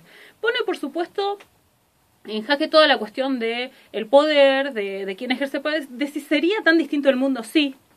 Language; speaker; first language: Spanish; native; Spanish